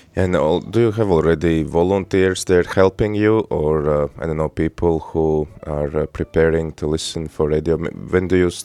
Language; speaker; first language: English; non-native, fluent; Latvian